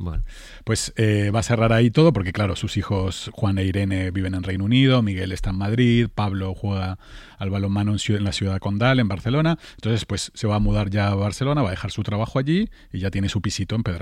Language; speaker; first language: Spanish; native; Spanish